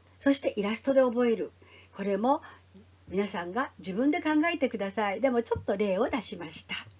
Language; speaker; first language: Japanese; native; Japanese